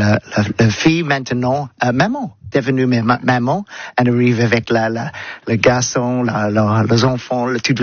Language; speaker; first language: French; non-native, learner; English